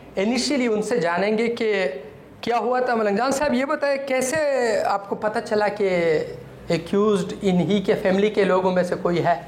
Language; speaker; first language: Urdu; non-native, local second language; Pashto